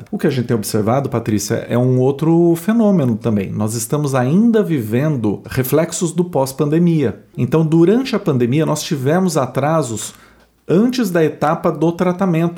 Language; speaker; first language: Portuguese; native; Portuguese